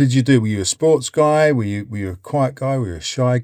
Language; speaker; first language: English; native; English